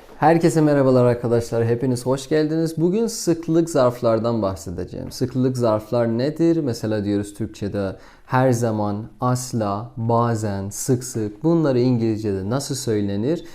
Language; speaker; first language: Turkish; non-native, fluent; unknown